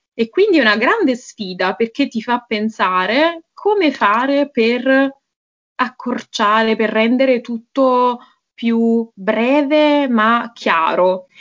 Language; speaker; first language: Italian; native; Italian